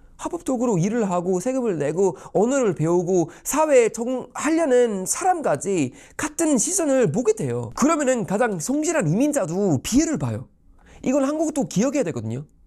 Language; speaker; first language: Korean; non-native, fluent; Swedish